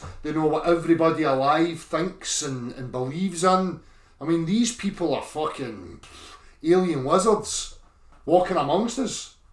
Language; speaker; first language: English; native; English